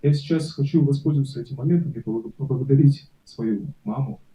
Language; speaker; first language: Russian; non-native, local second language; Kazakh